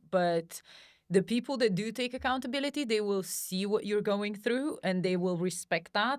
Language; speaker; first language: English; non-native, fluent; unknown